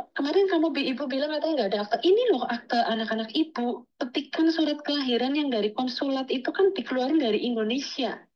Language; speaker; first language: Indonesian; native; Indonesian